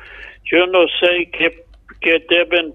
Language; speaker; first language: Spanish; non-native, fluent; English